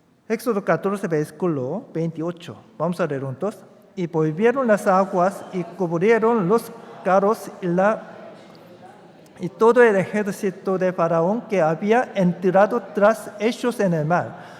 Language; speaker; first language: Spanish; non-native, fluent; Korean